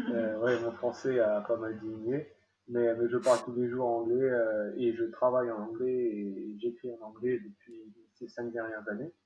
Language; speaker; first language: French; native; French